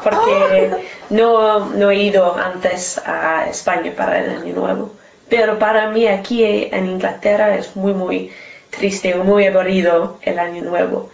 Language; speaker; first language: Spanish; non-native, learner; English